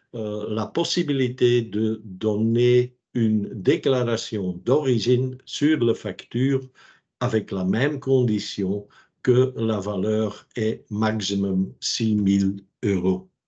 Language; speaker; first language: French; non-native, local second language; Dutch